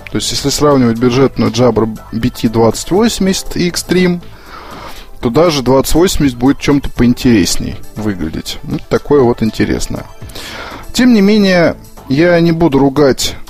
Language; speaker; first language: Russian; native; Russian